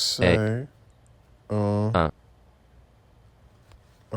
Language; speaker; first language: French; non-native, learner; English